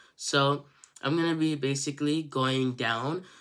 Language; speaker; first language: English; native; English